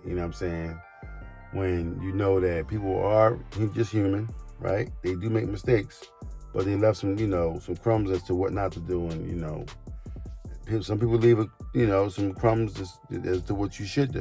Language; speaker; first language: English; native; English